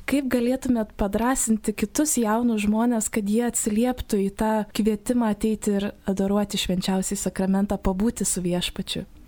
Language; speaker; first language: Lithuanian; native; Lithuanian